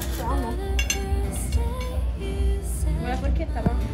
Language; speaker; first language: Italian; native; Italian